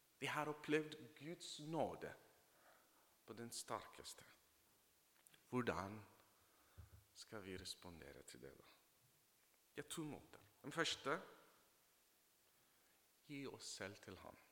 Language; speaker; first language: Norwegian; non-native, fluent; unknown